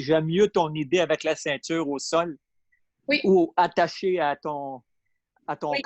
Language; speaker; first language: French; non-native, fluent; Portuguese